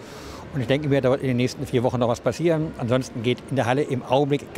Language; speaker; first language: German; native; German